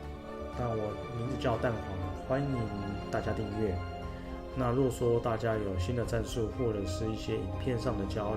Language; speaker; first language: Chinese; native; Chinese